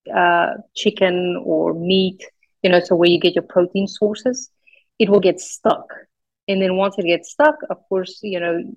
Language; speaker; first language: English; non-native, local second language; Afrikaans